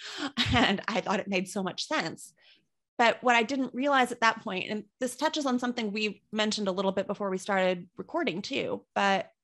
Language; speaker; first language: English; native; English